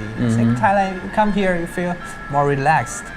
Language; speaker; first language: English; non-native, learner; Chinese